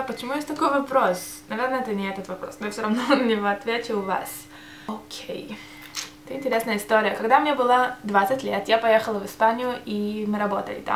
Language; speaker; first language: Russian; early bilingual, heritage; Russian